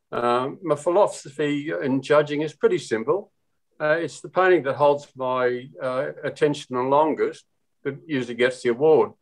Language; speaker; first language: English; native; English